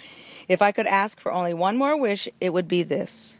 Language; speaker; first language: English; native; English